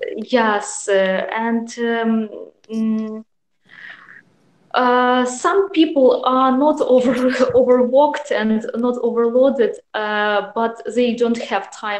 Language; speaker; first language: English; non-native, learner; Russian